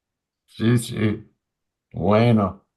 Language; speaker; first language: Spanish; non-native, learner; English